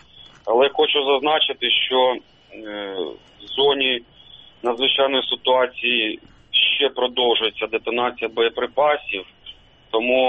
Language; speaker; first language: Ukrainian; native; Ukrainian